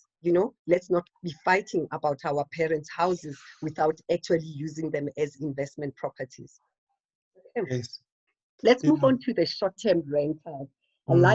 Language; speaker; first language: English; non-native, local second language; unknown